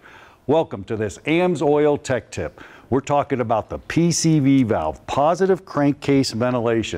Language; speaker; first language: English; native; English